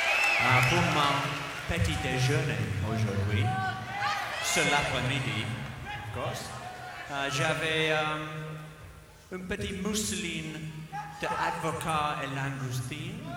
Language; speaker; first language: French; non-native, learner; English